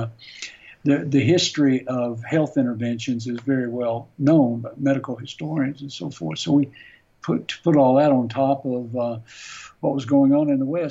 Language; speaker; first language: English; native; English